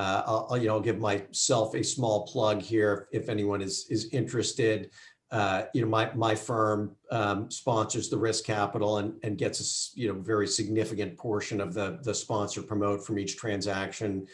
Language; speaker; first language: English; native; English